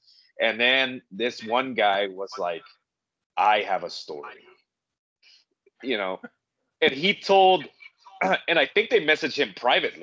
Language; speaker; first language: English; native; English